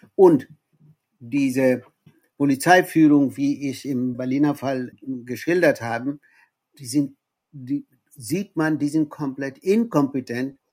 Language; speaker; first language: German; non-native, fluent; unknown